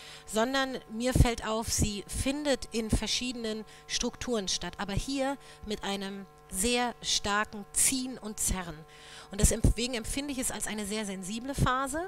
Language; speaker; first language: German; native; German